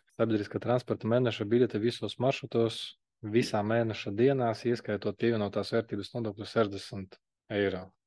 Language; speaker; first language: Latvian; non-native, local second language; Russian